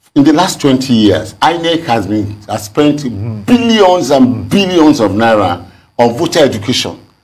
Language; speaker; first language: English; non-native, local second language; Yoruba